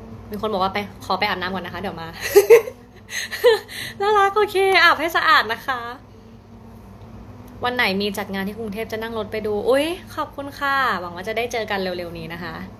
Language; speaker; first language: Thai; native; Thai